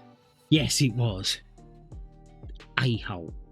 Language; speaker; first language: English; native; English